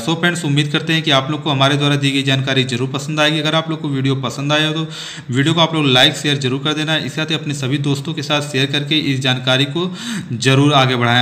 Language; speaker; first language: Hindi; native; Hindi